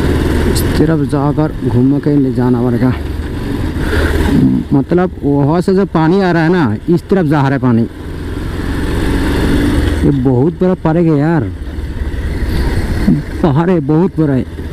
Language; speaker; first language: Hindi; non-native, local second language; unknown